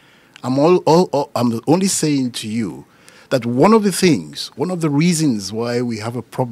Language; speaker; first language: English; non-native, local second language; Yoruba